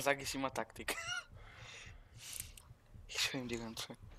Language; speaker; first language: German; early bilingual, other home language; Polish